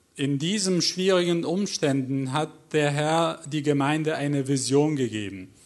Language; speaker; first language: German; non-native, fluent; Arabic